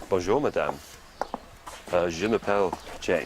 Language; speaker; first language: French; non-native, learner; English